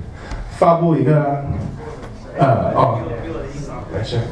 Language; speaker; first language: Chinese; non-native, learner; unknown